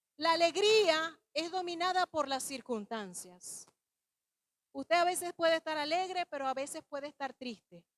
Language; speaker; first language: Spanish; native; Spanish